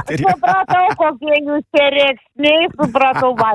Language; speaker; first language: Lithuanian; native; Lithuanian